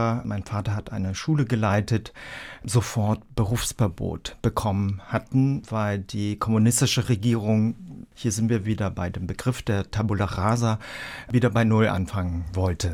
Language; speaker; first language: German; early bilingual, other home language; Vietnamese